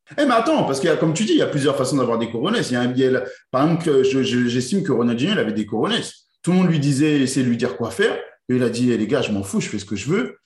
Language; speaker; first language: French; native; French